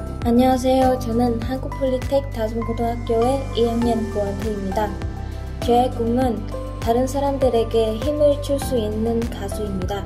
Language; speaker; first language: Korean; non-native, learner; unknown